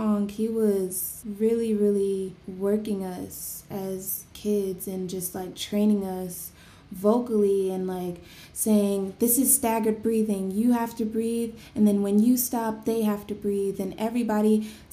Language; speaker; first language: English; native; English